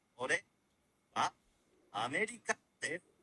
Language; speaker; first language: Japanese; non-native, learner; English